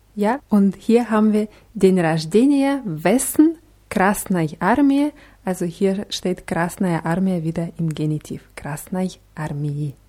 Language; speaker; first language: German; non-native, fluent; Russian